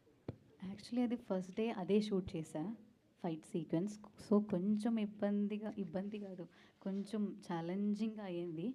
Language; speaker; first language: Telugu; non-native, learner; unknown